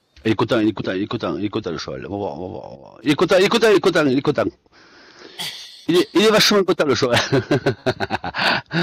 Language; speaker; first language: French; native; French